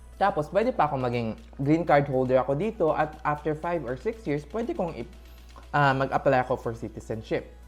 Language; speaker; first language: Filipino; native; Filipino